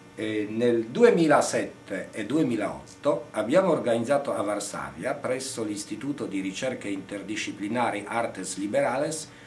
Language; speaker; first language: Italian; non-native, fluent; Polish